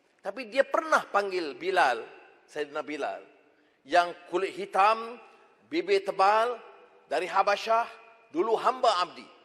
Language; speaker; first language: Malay; native; Malay